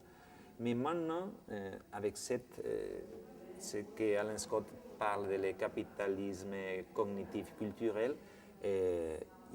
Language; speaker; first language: French; non-native, fluent; Spanish